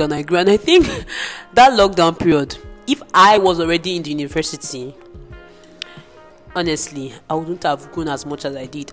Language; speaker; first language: English; non-native, local second language; Igbo